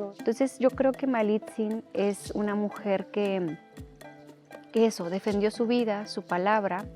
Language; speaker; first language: Spanish; non-native, local second language; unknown